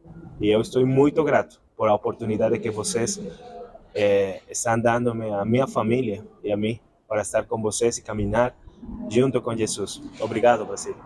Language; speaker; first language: Portuguese; non-native, learner; Spanish